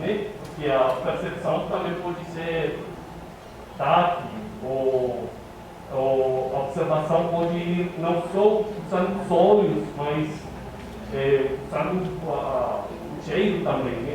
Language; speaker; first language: Portuguese; non-native, fluent; Spanish